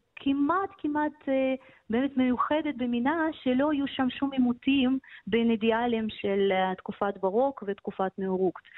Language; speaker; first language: Hebrew; non-native, fluent; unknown